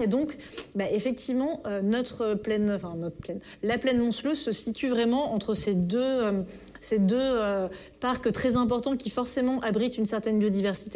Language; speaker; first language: French; native; French